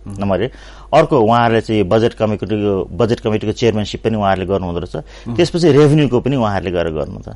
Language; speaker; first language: Nepali; native; Nepali